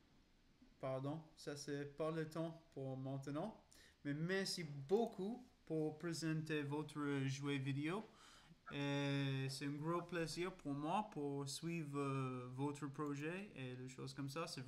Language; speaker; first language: French; non-native, learner; English